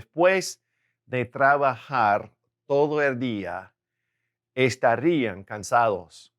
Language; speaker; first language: Spanish; non-native, fluent; English